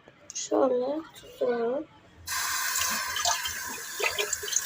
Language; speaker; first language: Turkish; native; Turkish